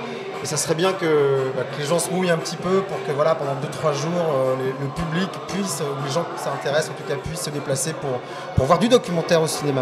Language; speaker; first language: French; native; French